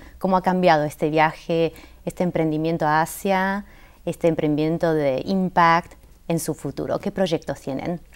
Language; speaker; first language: Spanish; non-native, fluent; Chinese